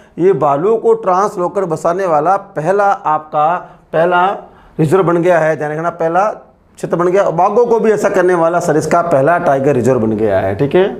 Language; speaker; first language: Hindi; native; Hindi